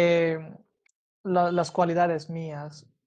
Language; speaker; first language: Spanish; non-native, fluent; Hindi